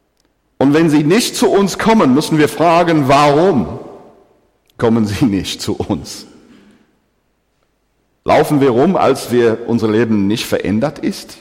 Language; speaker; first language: German; non-native, fluent; English